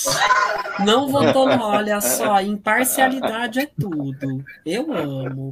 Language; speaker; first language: Portuguese; native; Portuguese